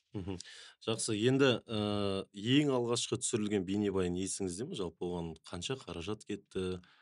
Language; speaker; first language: Kazakh; native; Kazakh